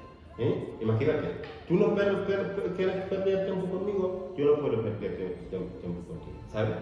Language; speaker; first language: Spanish; non-native, learner; Fula